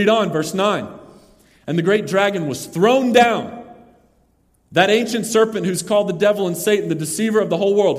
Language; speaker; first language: English; native; English